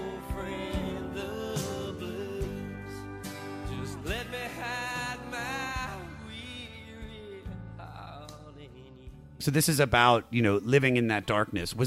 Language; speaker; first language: English; native; English